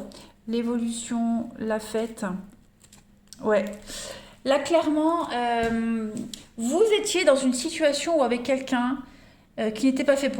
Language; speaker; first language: French; native; French